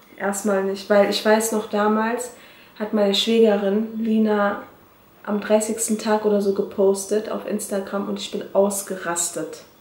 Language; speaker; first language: German; early bilingual, other home language; Turkish